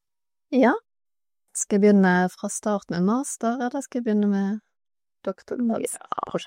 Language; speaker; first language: Norwegian; native; Norwegian